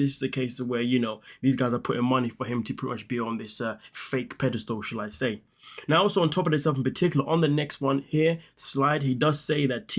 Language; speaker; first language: English; native; English